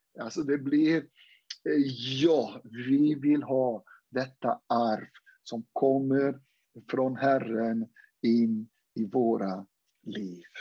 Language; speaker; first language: Swedish; non-native, fluent; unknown